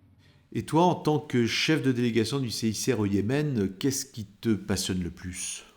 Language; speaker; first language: French; native; French